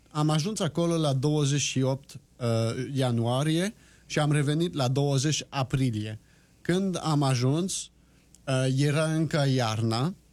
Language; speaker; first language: Romanian; non-native, learner; French